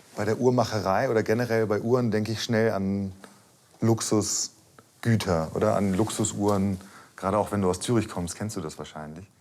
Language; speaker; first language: German; native; German